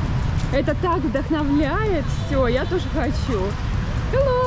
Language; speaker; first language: Russian; native; Russian